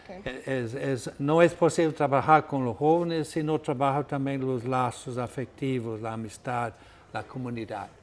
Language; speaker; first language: Spanish; non-native, fluent; Portuguese